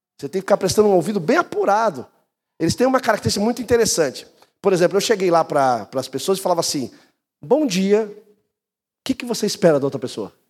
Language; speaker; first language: Portuguese; native; Portuguese